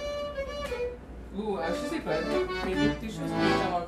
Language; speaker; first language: French; non-native, fluent; English